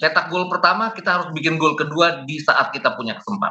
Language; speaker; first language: Indonesian; native; Indonesian